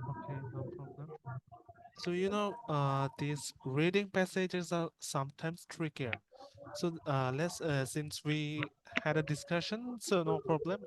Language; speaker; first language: English; non-native, fluent; Bangla